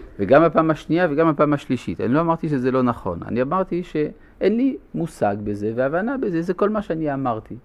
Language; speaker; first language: Hebrew; non-native, fluent; French